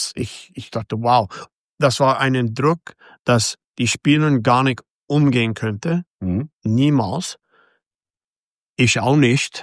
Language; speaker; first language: German; non-native, fluent; English